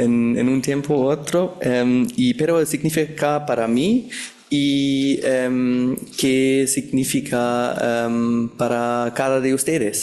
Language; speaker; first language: Spanish; non-native, fluent; German